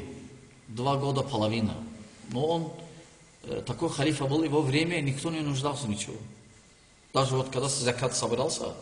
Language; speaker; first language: Russian; non-native, learner; Azerbaijani